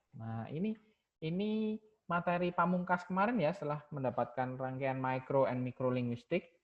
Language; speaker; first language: Indonesian; non-native, local second language; Javanese